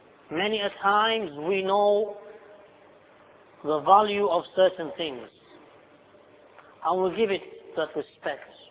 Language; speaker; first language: English; native; English